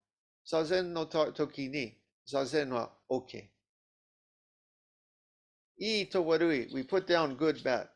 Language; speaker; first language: Japanese; non-native, learner; English